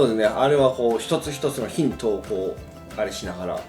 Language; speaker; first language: Japanese; native; Japanese